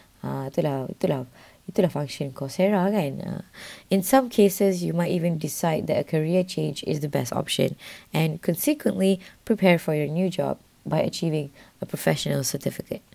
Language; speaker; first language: English; non-native, local second language; Malay